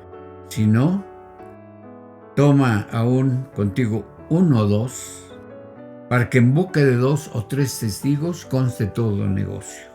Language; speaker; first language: Spanish; native; Spanish